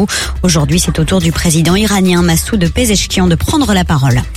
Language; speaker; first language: French; native; French